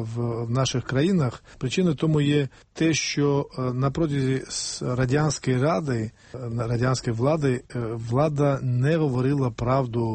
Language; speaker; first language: Ukrainian; non-native, fluent; Georgian